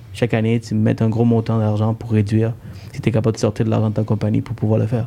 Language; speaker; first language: French; early bilingual, other home language; Tamil